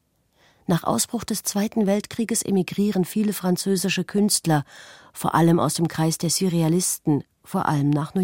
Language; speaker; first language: German; native; German